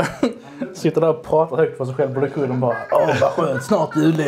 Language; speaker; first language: Swedish; native; Swedish